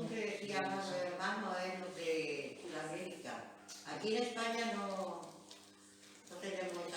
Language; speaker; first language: Spanish; native; Spanish